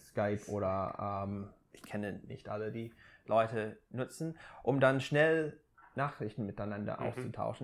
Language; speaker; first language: German; non-native, fluent; English